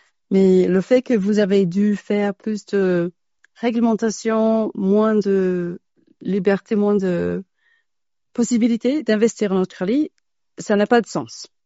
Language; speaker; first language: French; non-native, fluent; English